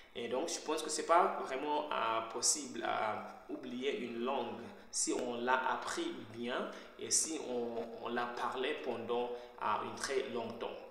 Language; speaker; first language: French; non-native, fluent; Shona